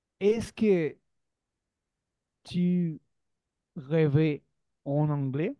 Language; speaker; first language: French; non-native, learner; Spanish